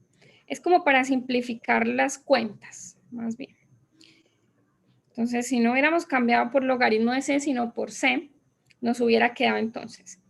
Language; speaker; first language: Spanish; native; Spanish